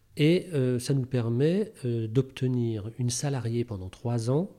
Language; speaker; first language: French; native; French